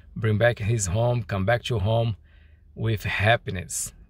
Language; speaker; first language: English; non-native, learner; Portuguese